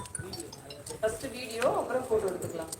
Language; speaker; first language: Tamil; native; Tamil